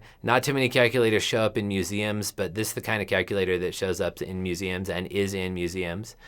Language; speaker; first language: English; native; English